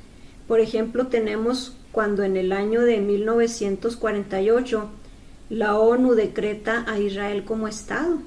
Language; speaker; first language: Spanish; native; Spanish